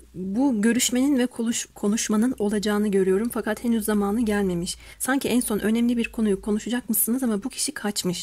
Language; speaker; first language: Turkish; native; Turkish